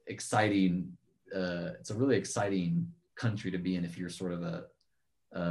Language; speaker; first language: English; native; English